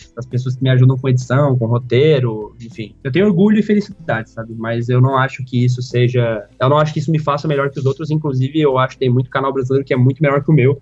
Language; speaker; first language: Portuguese; native; Portuguese